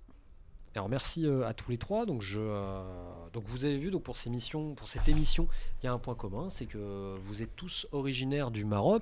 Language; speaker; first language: French; native; French